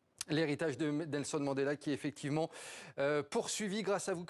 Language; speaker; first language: French; native; French